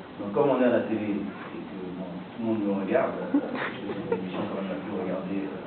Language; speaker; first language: French; early bilingual, other home language; Lingala